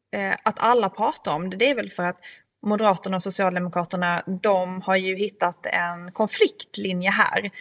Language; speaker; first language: Swedish; native; Swedish